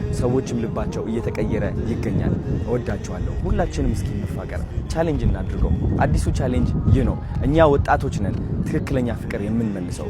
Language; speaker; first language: Amharic; non-native, local second language; Tigrinya